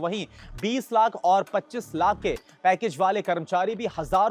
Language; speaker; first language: Hindi; native; Hindi